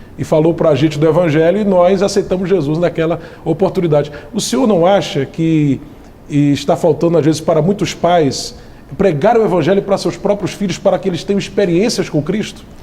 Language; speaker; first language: Portuguese; native; Portuguese